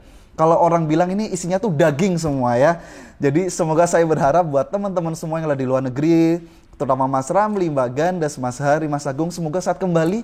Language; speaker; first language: Indonesian; native; Indonesian